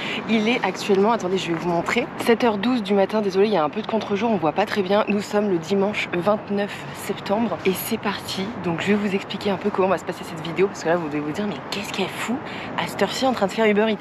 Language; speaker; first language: French; native; French